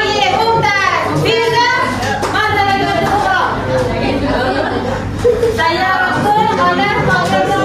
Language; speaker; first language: Arabic; non-native, learner; Malay